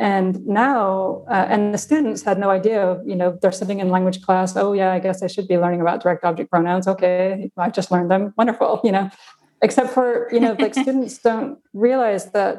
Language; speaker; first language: English; non-native, local second language; Afrikaans